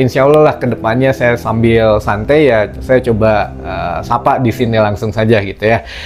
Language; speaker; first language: Indonesian; native; Indonesian